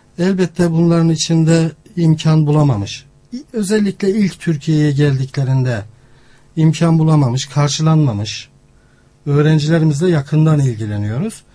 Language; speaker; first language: Turkish; native; Turkish